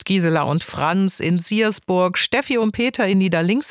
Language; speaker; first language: German; native; German